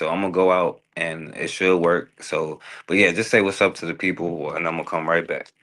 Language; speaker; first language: English; native; English